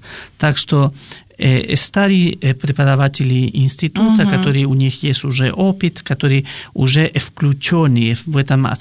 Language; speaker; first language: Russian; non-native, fluent; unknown